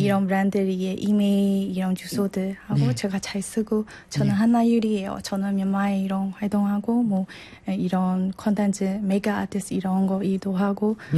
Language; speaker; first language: Korean; non-native, learner; Burmese